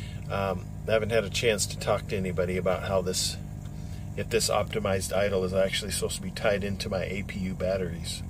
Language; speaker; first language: English; native; English